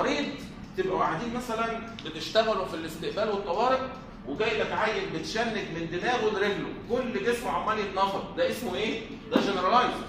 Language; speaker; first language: Arabic; native; Arabic